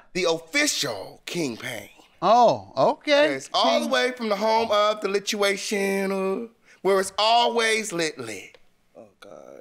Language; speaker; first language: English; native; English